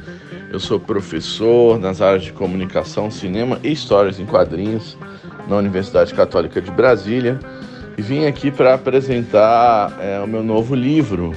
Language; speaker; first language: Portuguese; native; Portuguese